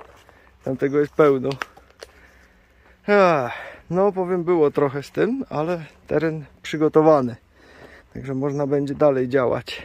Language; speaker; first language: Polish; native; Polish